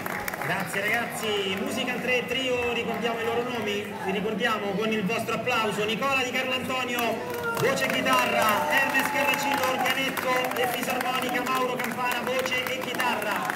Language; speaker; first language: Italian; native; Italian